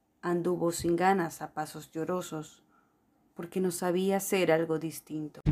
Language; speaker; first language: Spanish; native; Spanish